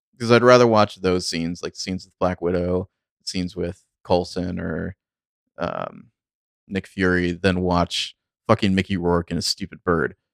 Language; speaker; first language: English; native; English